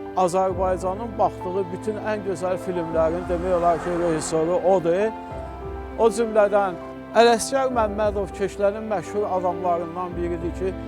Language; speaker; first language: Azerbaijani; native; Azerbaijani